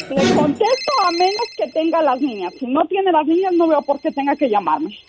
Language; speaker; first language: Spanish; native; Spanish